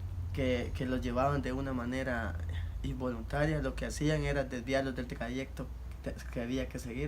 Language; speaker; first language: Spanish; native; Spanish